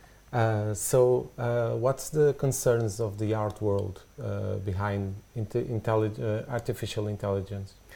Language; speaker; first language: English; non-native, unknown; Portuguese